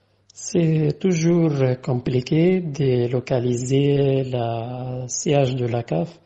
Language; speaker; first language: French; non-native, fluent; Arabic